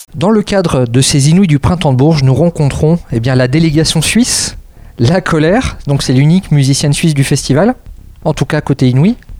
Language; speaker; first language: French; native; French